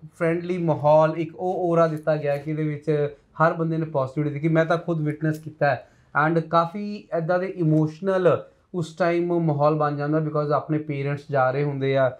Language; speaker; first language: Punjabi; non-native, local second language; Hindi